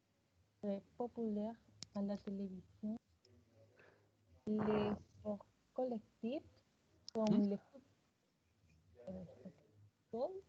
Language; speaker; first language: French; non-native, learner; Spanish